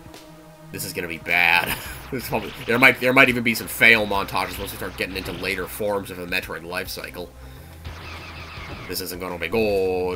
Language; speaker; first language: English; native; English